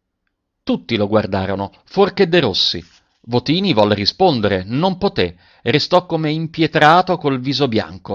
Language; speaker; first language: Italian; native; Italian